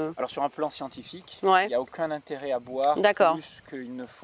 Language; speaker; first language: French; native; French